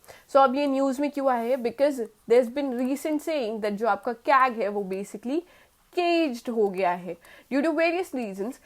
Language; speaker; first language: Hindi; native; Hindi